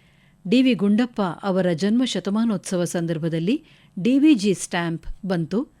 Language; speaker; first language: Kannada; native; Kannada